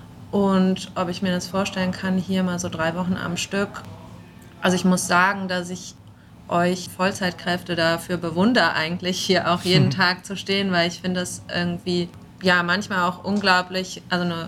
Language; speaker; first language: German; native; German